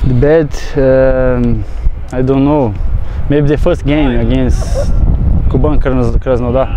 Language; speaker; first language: English; non-native, learner; Portuguese